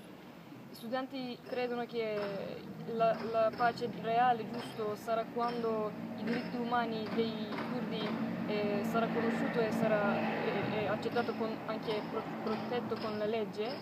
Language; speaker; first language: Italian; non-native, learner; Turkish